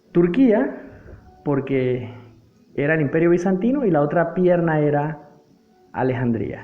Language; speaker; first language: Spanish; native; Spanish